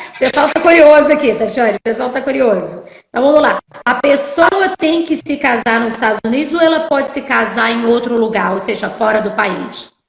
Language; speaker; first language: Portuguese; native; Portuguese